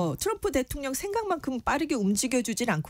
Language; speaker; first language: Korean; native; Korean